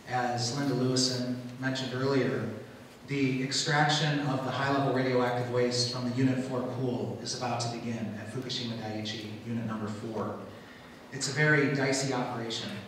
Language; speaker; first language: English; native; English